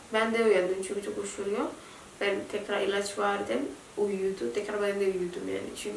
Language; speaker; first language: Turkish; non-native, learner; Indonesian